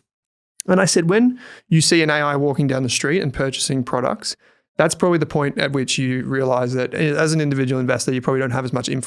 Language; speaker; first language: English; native; English